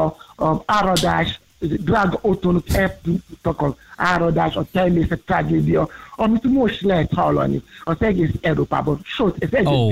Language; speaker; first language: Hungarian; non-native, learner; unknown